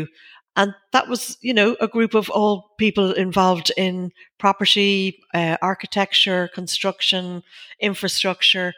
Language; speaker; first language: English; native; English